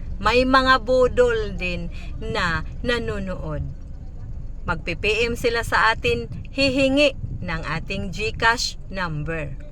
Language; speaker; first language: Filipino; non-native, local second language; Cebuano